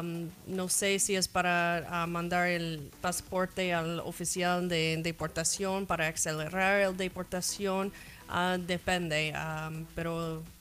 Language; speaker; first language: Spanish; non-native, fluent; English